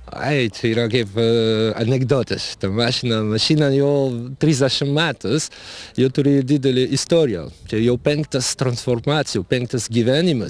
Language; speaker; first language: Lithuanian; non-native, learner; French